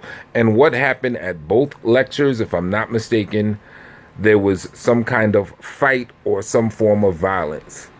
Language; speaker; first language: English; native; English